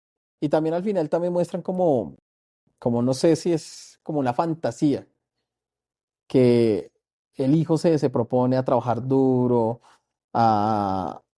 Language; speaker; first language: Spanish; native; Spanish